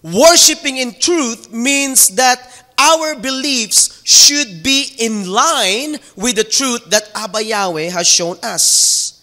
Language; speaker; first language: English; non-native, local second language; Filipino